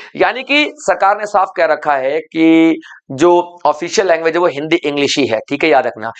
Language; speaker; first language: Hindi; native; Hindi